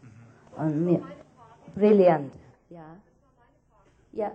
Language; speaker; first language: German; non-native, fluent; Vietnamese